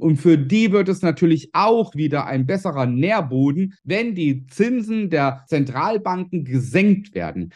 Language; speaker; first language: German; native; German